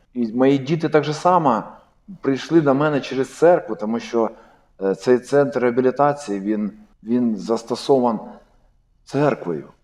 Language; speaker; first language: Ukrainian; non-native, local second language; Russian